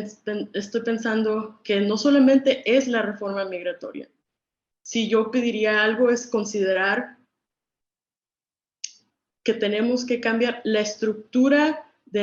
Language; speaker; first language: Spanish; early bilingual, other home language; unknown